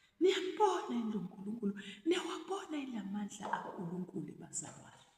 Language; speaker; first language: Zulu; non-native, local second language; Swati